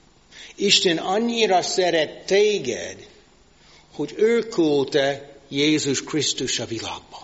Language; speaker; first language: Hungarian; non-native, fluent; English